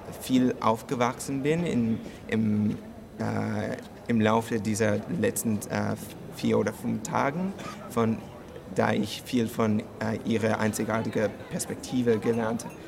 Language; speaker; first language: German; non-native, learner; English